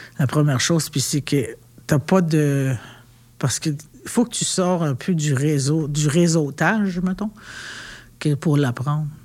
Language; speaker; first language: French; non-native, local second language; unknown